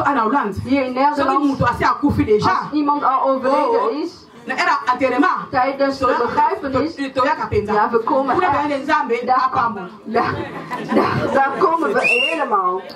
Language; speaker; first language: Dutch; non-native, fluent; Lingala